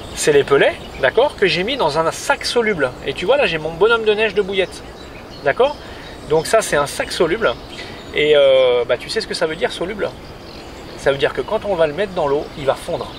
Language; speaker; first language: French; native; French